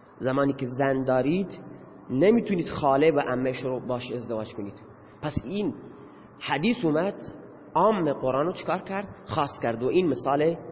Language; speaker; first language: Persian; native; Persian